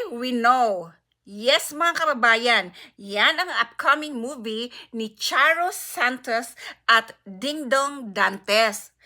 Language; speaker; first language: Filipino; non-native, local second language; Cebuano